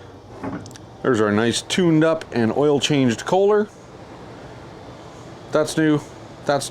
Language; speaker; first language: English; native; English